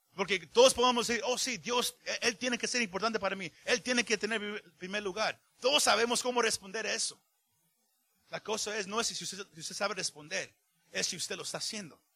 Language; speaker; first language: Spanish; early bilingual, heritage; Spanish